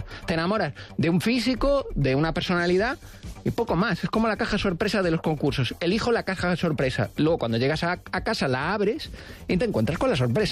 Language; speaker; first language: Spanish; native; Spanish